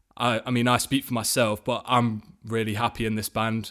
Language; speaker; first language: English; native; English